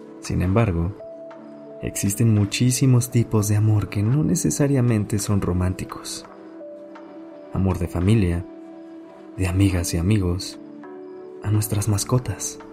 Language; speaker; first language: Spanish; native; Spanish